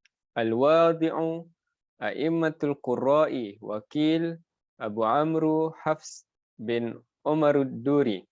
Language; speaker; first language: Arabic; non-native, fluent; Malay